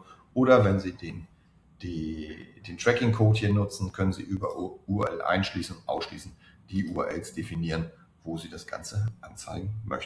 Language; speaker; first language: German; native; German